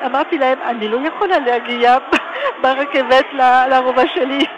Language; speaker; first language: Hebrew; non-native, fluent; French